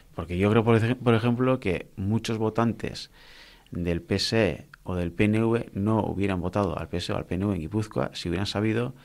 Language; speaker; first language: Spanish; non-native, local second language; Basque